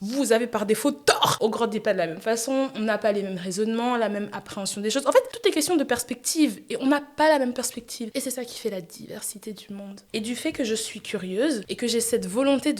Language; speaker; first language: French; native; French